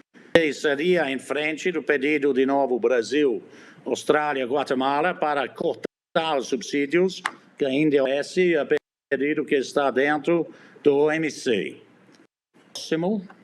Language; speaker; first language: Portuguese; non-native, fluent; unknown